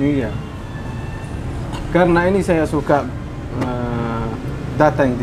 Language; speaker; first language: Indonesian; non-native, learner; Arabic